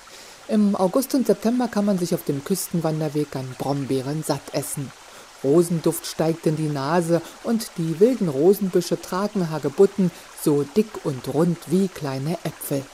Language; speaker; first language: German; native; German